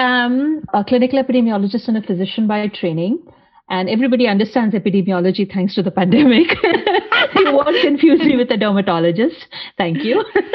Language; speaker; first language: English; non-native, local second language; Hindi